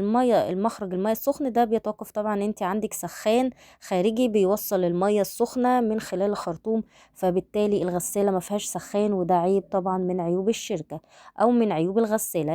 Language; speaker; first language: Arabic; native; Arabic